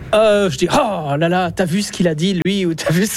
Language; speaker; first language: French; native; French